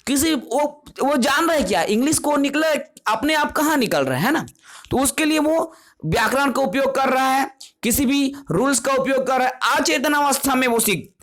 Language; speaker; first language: Hindi; non-native, local second language; Chhattisgarhi